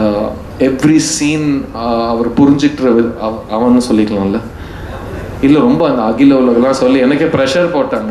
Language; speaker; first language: Tamil; native; Tamil